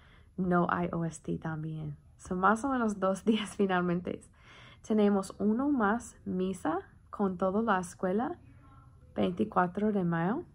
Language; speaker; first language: Spanish; non-native, learner; English